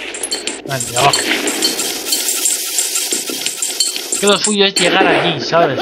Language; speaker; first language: Spanish; native; Spanish